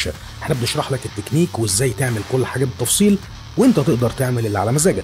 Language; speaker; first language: Arabic; native; Arabic